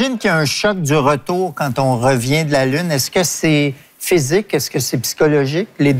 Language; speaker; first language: French; native; French